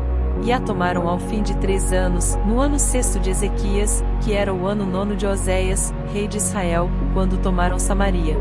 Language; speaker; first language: Portuguese; native; Portuguese